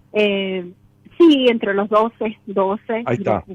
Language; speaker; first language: Spanish; native; Spanish